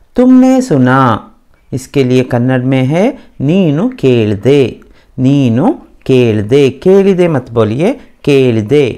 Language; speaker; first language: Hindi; non-native, local second language; Kannada